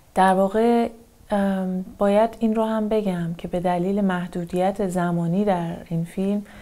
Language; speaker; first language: Persian; native; Persian